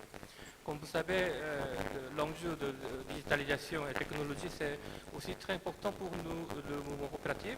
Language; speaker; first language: French; non-native, fluent; Korean